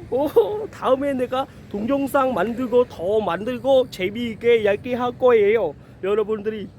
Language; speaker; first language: Korean; non-native, learner; Khmer